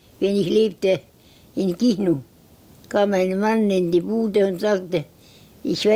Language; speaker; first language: German; non-native, learner; Estonian